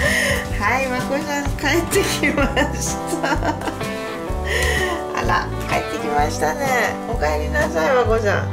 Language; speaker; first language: Japanese; native; Japanese